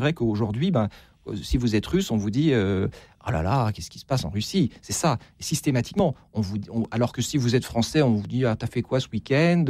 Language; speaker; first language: French; native; French